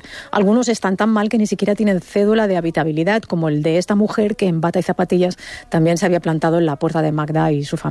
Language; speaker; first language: Spanish; native; Spanish